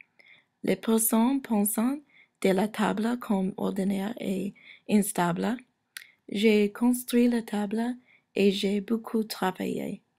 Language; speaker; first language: French; non-native, learner; English